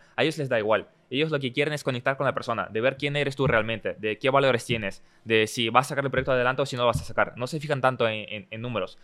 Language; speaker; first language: Spanish; early bilingual, other home language; Russian